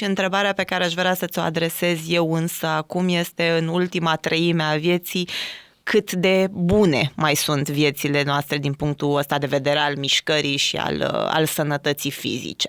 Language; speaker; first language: Romanian; native; Romanian